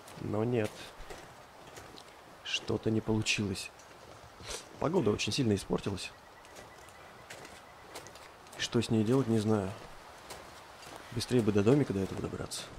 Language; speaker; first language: Russian; native; Russian